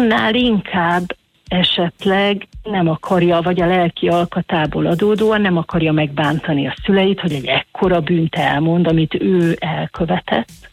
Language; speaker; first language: Hungarian; native; Hungarian